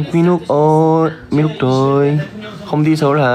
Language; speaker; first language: Vietnamese; non-native, learner; Korean